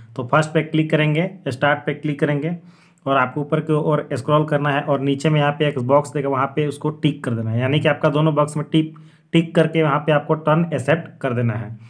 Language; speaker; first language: Hindi; native; Hindi